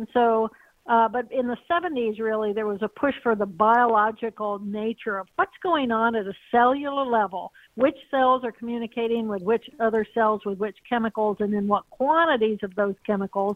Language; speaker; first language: English; native; English